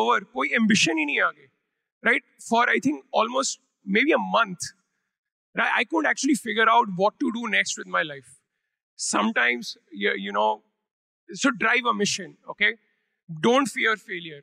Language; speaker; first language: English; non-native, local second language; Punjabi